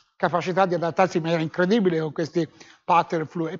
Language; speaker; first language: Italian; native; Italian